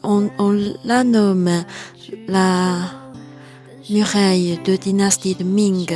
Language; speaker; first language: French; non-native, fluent; Chinese